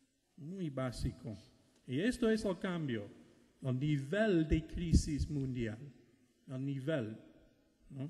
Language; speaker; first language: Spanish; non-native, fluent; English